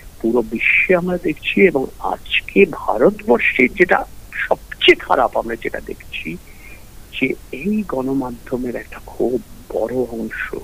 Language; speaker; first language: Bangla; early bilingual, heritage; Bangla